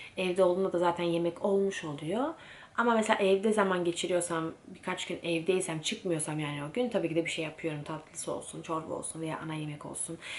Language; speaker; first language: Turkish; early bilingual, heritage; Turkish